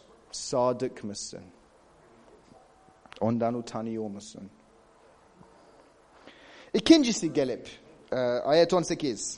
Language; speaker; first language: Turkish; non-native, fluent; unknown